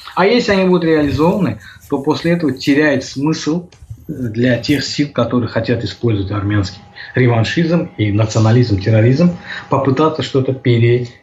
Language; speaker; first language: Russian; native; Russian